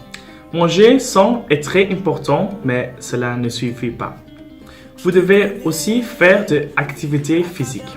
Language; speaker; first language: French; non-native, local second language; Persian